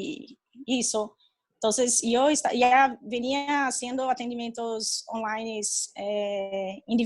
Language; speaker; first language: Spanish; non-native, fluent; Portuguese